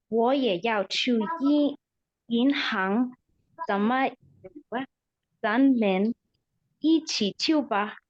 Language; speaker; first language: Chinese; non-native, learner; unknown